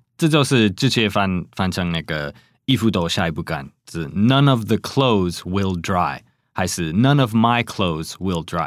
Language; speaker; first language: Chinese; non-native, fluent; English